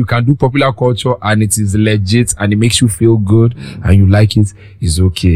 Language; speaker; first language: English; non-native, local second language; Yoruba